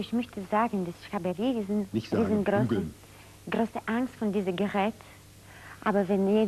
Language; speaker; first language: German; non-native, fluent; Bulgarian